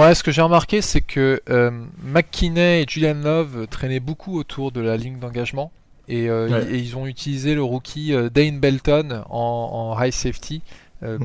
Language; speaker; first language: French; native; French